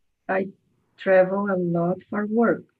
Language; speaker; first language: English; non-native, learner; Portuguese